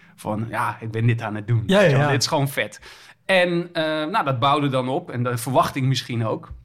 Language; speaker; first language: Dutch; native; Dutch